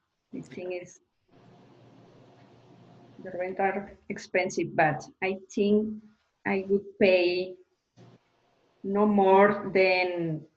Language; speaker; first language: English; non-native, learner; Spanish